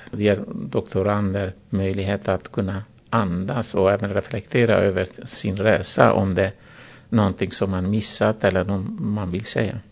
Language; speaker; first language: Swedish; non-native, fluent; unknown